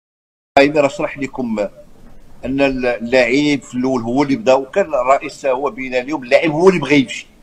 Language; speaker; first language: Arabic; native; Arabic